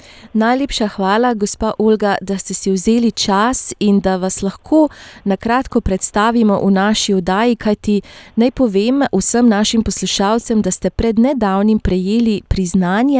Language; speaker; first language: Slovenian; native; Slovenian